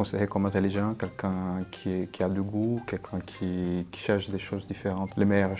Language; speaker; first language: French; non-native, fluent; Portuguese